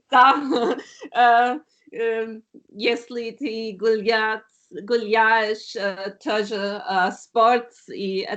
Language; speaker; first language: Russian; non-native, learner; German